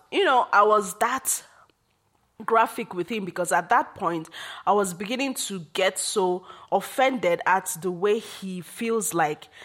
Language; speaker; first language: English; non-native, local second language; Igbo